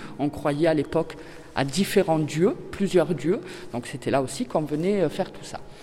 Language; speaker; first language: French; native; French